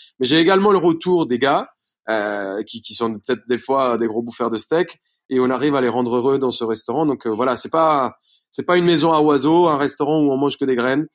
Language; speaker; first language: French; non-native, fluent; Spanish